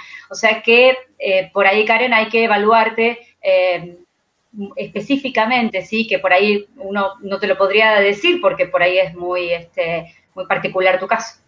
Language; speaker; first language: Spanish; native; Spanish